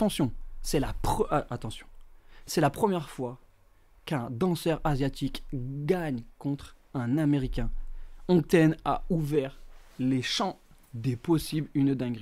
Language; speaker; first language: French; native; French